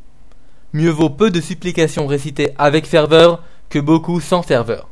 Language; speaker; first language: French; native; French